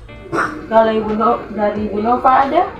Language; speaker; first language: Indonesian; non-native, local second language; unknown